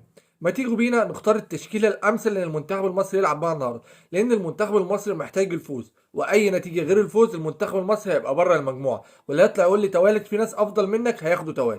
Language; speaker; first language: Arabic; native; Arabic